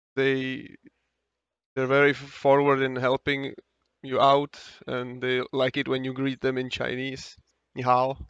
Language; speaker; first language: English; non-native, fluent; Czech